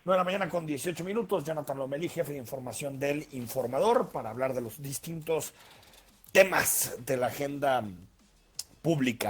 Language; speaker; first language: Spanish; native; Spanish